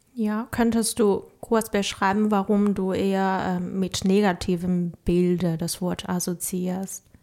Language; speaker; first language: German; non-native, fluent; Chinese